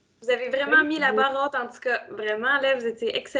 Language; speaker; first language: French; native; French